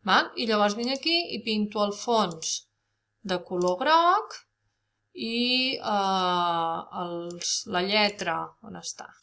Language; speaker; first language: Catalan; native; Catalan